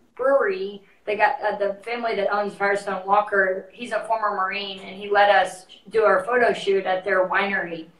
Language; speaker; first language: English; native; English